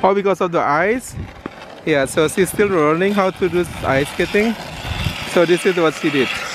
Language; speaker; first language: English; non-native, learner; Indonesian